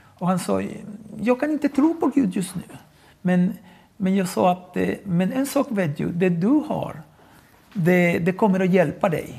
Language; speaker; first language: Swedish; non-native, fluent; Spanish